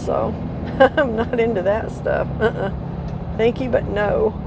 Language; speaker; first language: English; native; English